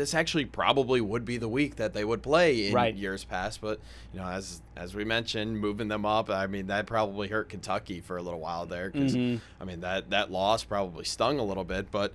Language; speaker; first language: English; native; English